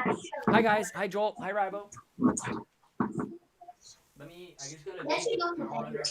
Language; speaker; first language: English; native; English